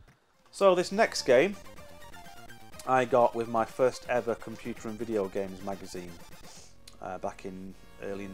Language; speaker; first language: English; native; English